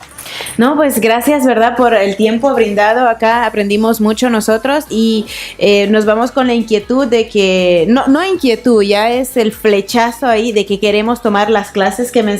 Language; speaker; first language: Spanish; native; Spanish